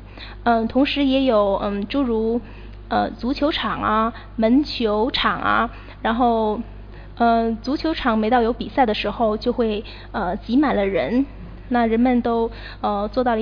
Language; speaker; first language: Chinese; native; Chinese